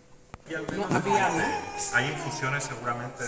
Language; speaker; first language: Spanish; native; Spanish